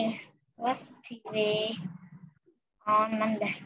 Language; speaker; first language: English; non-native, learner; Vietnamese